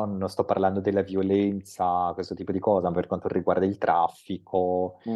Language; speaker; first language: Italian; non-native, fluent; Portuguese